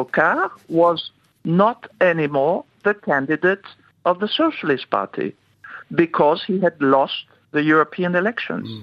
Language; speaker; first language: English; non-native, fluent; French